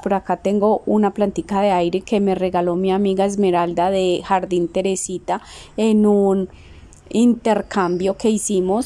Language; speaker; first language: Spanish; native; Spanish